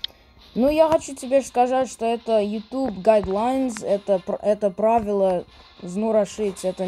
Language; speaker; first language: Russian; early bilingual, heritage; English